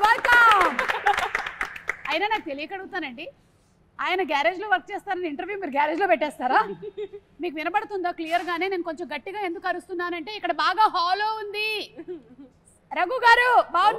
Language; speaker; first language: Telugu; native; Telugu